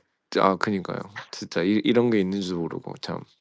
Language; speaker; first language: Korean; early bilingual, heritage; Korean